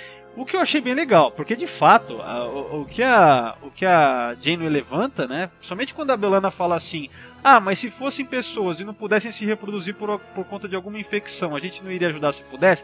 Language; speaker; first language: Portuguese; native; Portuguese